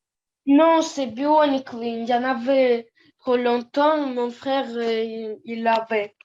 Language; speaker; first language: French; non-native, learner; Russian